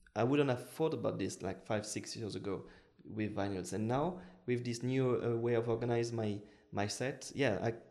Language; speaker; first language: English; non-native, fluent; French